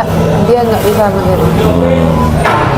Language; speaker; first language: Indonesian; non-native, fluent; Finnish